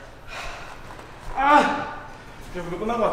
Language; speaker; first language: Korean; native; Korean